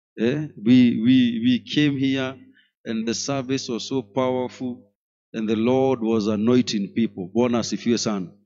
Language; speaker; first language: English; non-native, local second language; Swahili